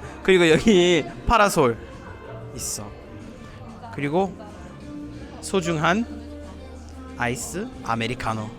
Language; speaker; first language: Korean; non-native, fluent; English